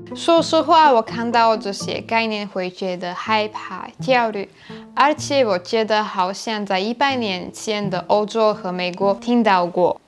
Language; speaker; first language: Chinese; non-native, fluent; Slovak